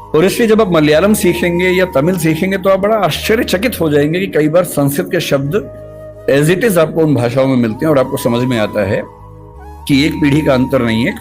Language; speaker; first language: Hindi; native; Hindi